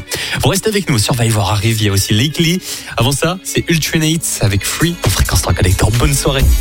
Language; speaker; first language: French; native; French